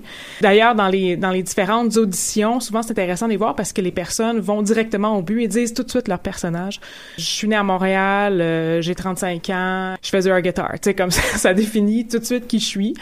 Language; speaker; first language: French; native; French